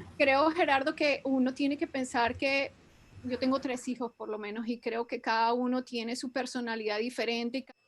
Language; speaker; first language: Spanish; native; Spanish